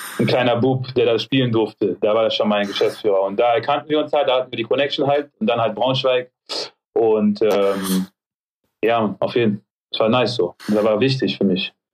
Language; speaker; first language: German; early bilingual, other home language; French